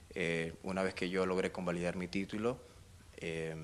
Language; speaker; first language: Spanish; native; Spanish